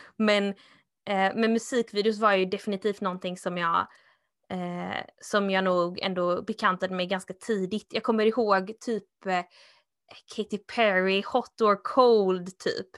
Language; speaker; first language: Swedish; native; Swedish